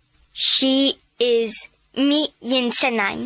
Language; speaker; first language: English; non-native, learner; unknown